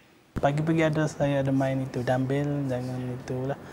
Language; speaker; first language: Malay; non-native, learner; Nepali